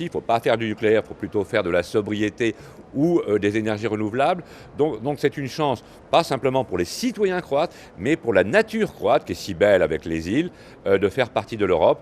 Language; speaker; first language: French; native; French